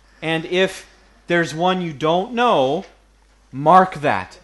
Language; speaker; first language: English; native; English